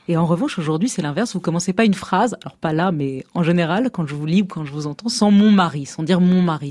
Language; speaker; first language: French; native; French